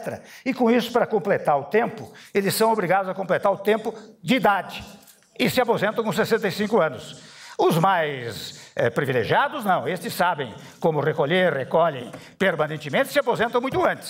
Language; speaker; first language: Portuguese; native; Portuguese